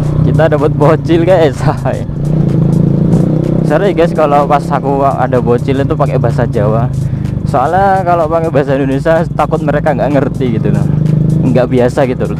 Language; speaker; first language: Indonesian; non-native, local second language; Javanese